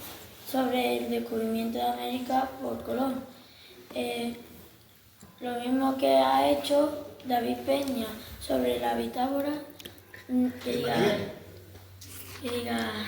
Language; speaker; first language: Spanish; native; Spanish